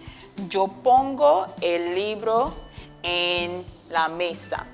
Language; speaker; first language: Spanish; non-native, fluent; English